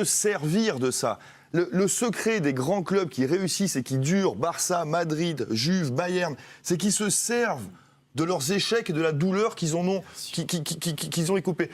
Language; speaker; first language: French; native; French